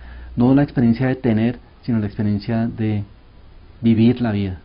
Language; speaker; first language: Spanish; early bilingual, other home language; Korean